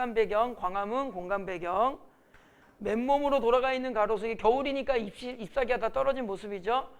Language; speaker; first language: Korean; native; Korean